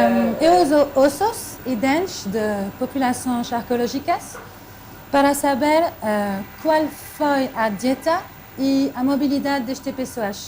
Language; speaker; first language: Portuguese; non-native, fluent; French